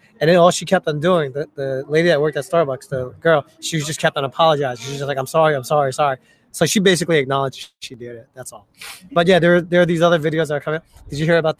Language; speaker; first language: English; early bilingual, other home language; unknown